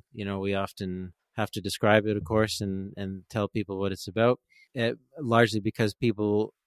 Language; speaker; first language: English; native; English